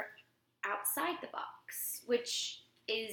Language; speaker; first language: English; native; English